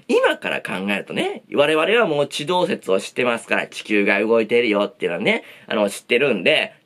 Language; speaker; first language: Japanese; native; Japanese